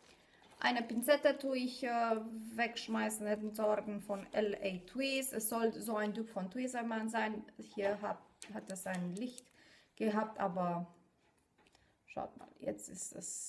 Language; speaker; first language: German; non-native, fluent; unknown